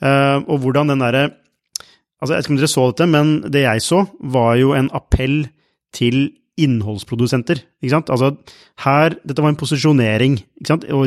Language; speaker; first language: Norwegian; native; Norwegian